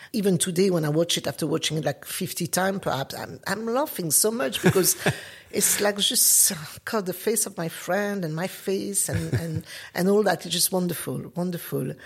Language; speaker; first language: English; non-native, fluent; French